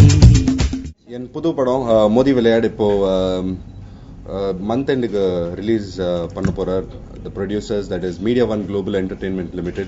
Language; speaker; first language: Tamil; non-native, learner; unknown